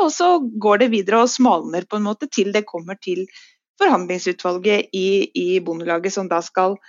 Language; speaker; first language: Norwegian; native; Norwegian